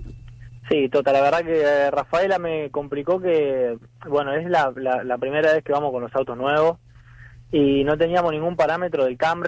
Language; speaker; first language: Spanish; native; Spanish